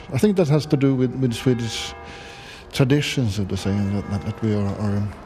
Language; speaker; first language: English; non-native, fluent; Swedish